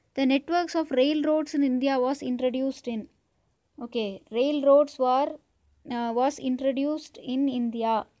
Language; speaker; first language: English; non-native, local second language; Tamil